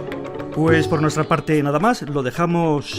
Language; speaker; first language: Spanish; native; Spanish